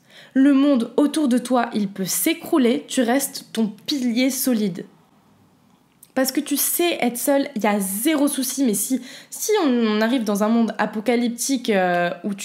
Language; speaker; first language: French; native; French